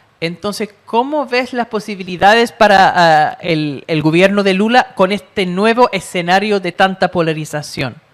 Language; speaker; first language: Spanish; native; Spanish